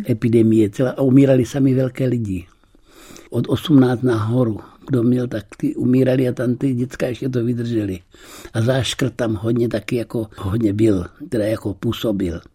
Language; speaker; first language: Czech; early bilingual, heritage; Czech